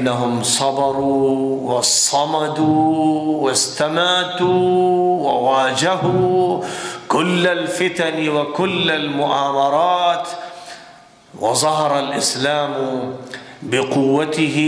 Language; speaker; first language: Arabic; non-native, fluent; Urdu